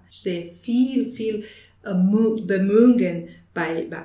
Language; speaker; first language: German; non-native, fluent; Bosnian